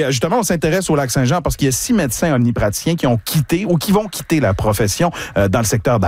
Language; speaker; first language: French; native; French